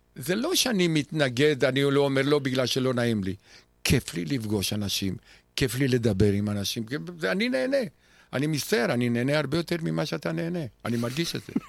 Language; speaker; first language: Hebrew; non-native, fluent; Romanian